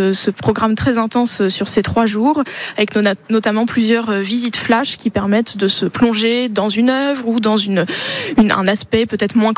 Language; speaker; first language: French; native; French